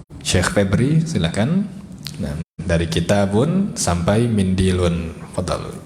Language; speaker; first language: Indonesian; native; Indonesian